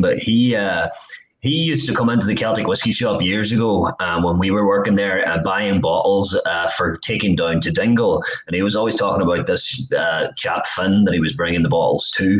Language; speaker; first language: English; native; English